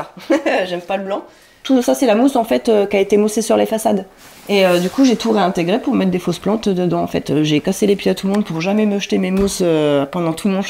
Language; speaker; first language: French; native; French